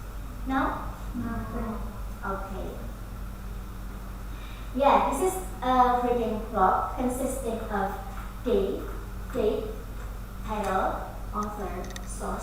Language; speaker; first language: English; non-native, fluent; Indonesian